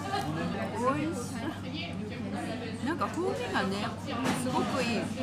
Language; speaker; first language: Japanese; native; Japanese